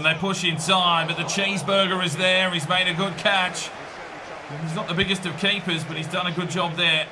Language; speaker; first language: English; native; English